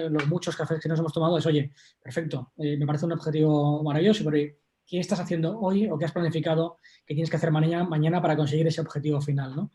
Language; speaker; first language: Spanish; native; Spanish